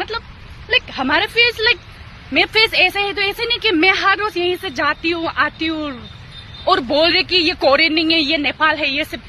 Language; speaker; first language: Hindi; non-native, local second language; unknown